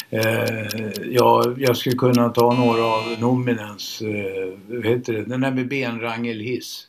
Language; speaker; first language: Swedish; native; Swedish